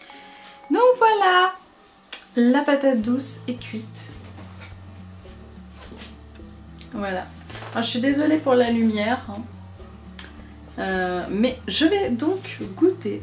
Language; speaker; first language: French; native; French